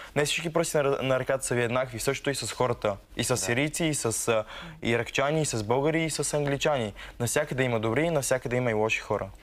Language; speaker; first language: Bulgarian; early bilingual, other home language; Arabic